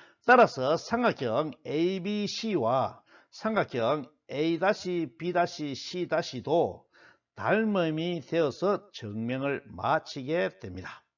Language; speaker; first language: Korean; native; Korean